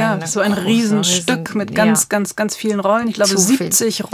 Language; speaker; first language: German; native; German